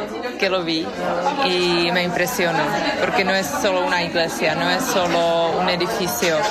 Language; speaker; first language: Spanish; non-native, fluent; Czech